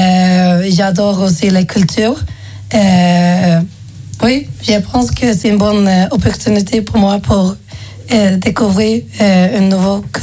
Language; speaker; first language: French; non-native, learner; Swedish